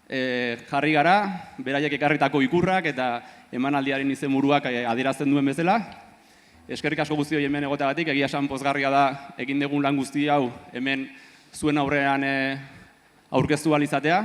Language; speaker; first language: Basque; native; Basque